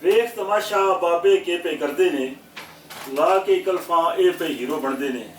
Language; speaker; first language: Urdu; non-native, local second language; Punjabi